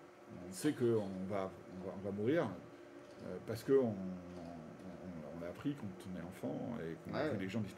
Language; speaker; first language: French; native; French